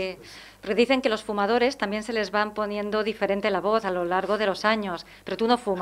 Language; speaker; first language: Spanish; native; Spanish